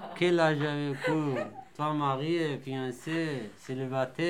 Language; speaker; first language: French; non-native, learner; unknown